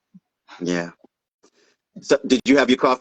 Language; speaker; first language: English; native; English